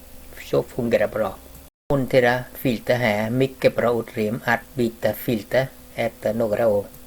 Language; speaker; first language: Swedish; non-native, learner; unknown